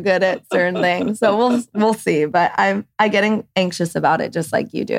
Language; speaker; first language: English; early bilingual, other home language; Persian